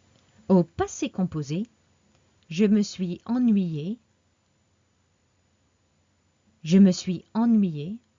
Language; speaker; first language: French; non-native, fluent; English